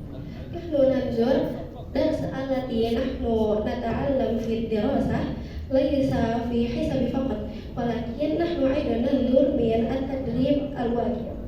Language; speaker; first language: Arabic; non-native, learner; Indonesian